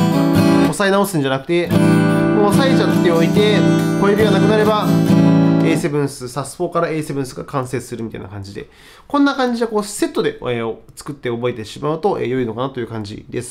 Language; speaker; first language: Japanese; native; Japanese